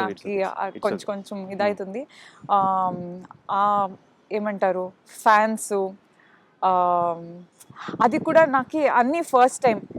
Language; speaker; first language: Telugu; non-native, learner; Kannada